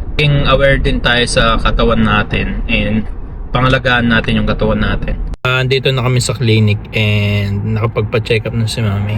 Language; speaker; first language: Filipino; native; Filipino